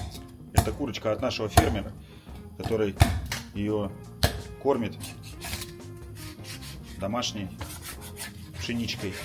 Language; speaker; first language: Russian; native; Russian